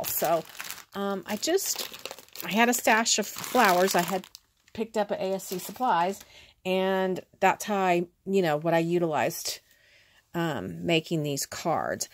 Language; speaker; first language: English; native; English